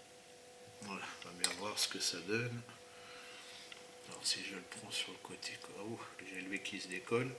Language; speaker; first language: French; native; French